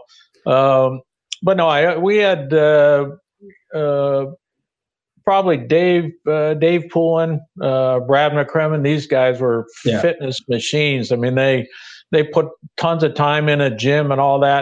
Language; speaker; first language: English; native; English